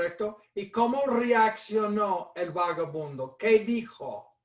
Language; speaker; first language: Spanish; non-native, fluent; English